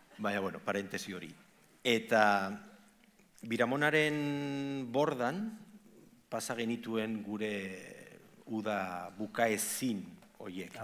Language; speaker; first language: Basque; non-native, local second language; Spanish